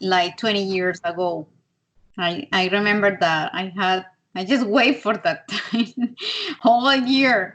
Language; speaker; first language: English; non-native, learner; Spanish